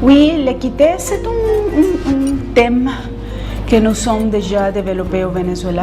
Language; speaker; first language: French; non-native, fluent; Spanish